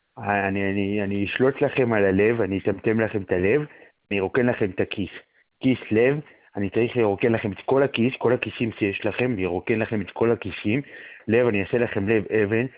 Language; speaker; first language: Hebrew; native; Hebrew